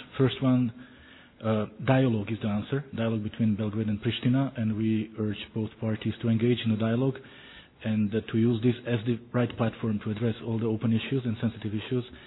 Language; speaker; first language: English; non-native, fluent; Czech